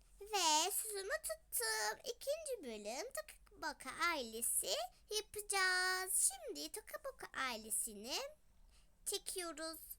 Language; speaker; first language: Turkish; early bilingual, other home language; Arabic